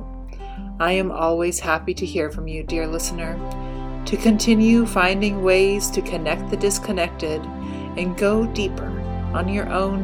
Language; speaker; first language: English; native; English